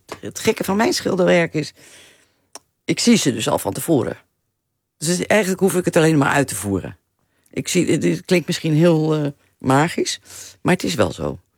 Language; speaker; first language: Dutch; native; Dutch